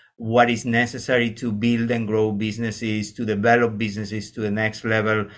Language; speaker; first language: English; non-native, fluent; Spanish